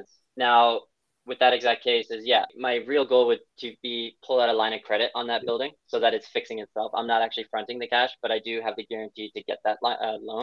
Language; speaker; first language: English; native; English